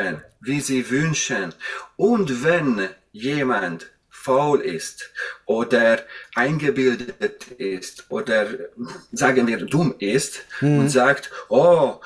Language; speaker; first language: German; non-native, fluent; Hungarian